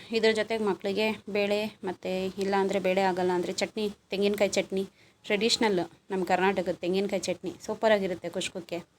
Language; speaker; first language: Kannada; non-native, local second language; Urdu